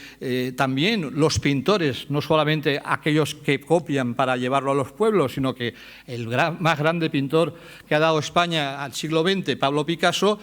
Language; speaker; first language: Spanish; native; Spanish